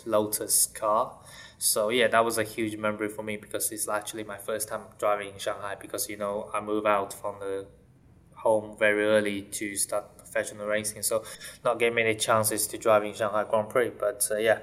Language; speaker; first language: English; non-native, fluent; Chinese